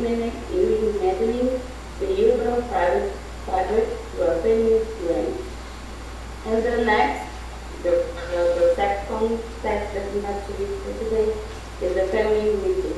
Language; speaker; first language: English; non-native, fluent; Portuguese